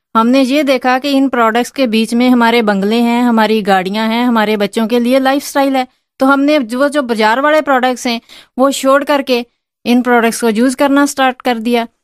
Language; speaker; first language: Hindi; non-native, local second language; Punjabi